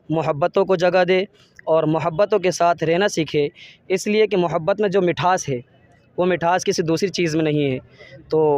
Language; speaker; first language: Urdu; native; Urdu